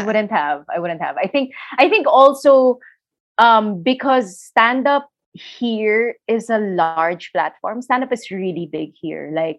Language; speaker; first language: English; non-native, local second language; Filipino